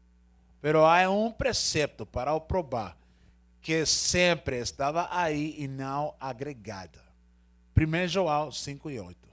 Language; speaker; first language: Portuguese; non-native, learner; Spanish